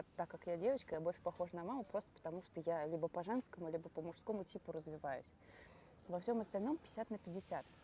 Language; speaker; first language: Russian; native; Russian